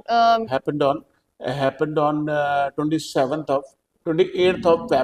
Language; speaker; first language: English; non-native, local second language; Hindi